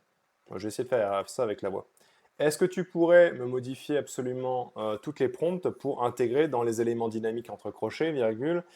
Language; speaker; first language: French; native; French